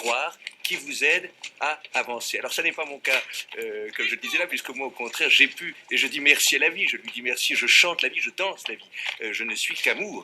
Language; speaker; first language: French; native; French